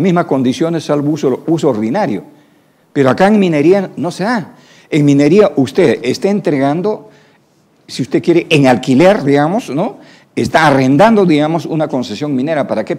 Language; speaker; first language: Spanish; native; Spanish